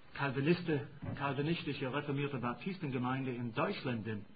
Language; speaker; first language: German; non-native, fluent; English